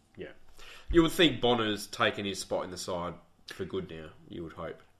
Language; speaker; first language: English; native; English